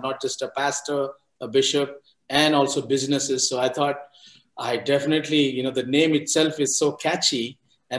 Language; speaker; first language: English; non-native, local second language; Telugu